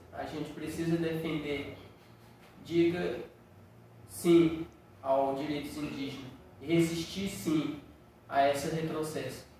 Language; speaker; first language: Portuguese; non-native, local second language; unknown